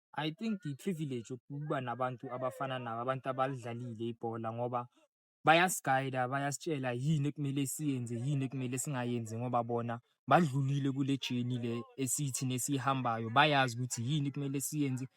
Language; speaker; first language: Zulu; non-native, local second language; Northern Sotho